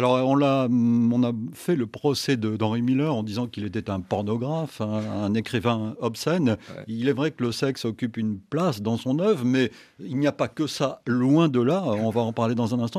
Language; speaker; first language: French; native; French